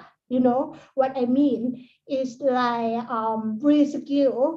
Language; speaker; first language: English; non-native, learner; Thai